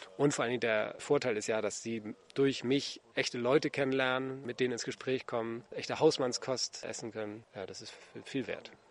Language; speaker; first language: German; native; German